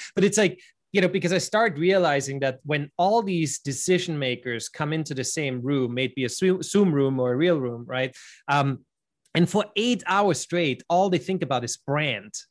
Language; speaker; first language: English; non-native, fluent; German